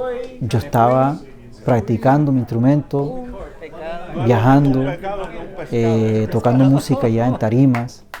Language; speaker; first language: Spanish; early bilingual, other home language; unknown